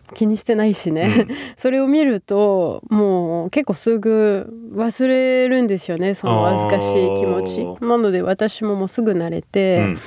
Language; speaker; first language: Japanese; non-native, fluent; French